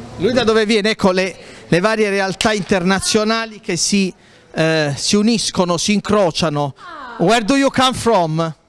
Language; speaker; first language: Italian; native; Italian